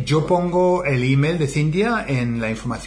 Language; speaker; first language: Spanish; non-native, fluent; English